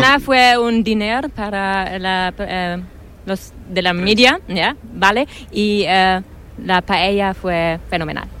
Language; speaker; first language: Spanish; non-native, learner; German